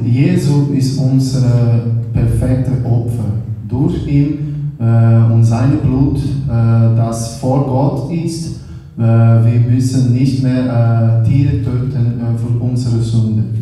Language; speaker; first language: German; non-native, learner; Portuguese